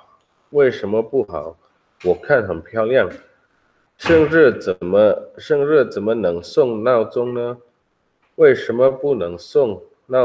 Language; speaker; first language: Chinese; non-native, learner; Indonesian